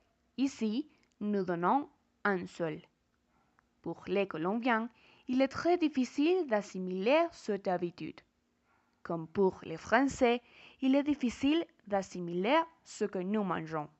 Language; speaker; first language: French; non-native, learner; Spanish